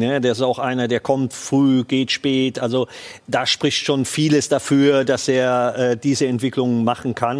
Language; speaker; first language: German; native; German